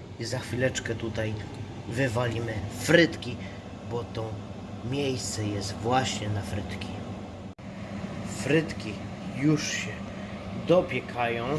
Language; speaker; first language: Polish; native; Polish